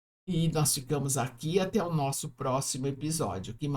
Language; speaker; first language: Portuguese; native; Portuguese